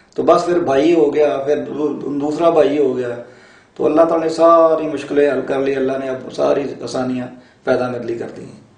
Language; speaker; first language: Urdu; non-native, local second language; Punjabi